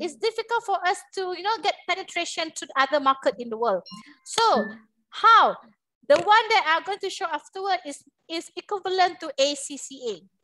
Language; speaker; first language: English; non-native, local second language; Malay